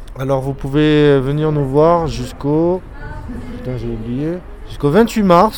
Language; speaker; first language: French; native; French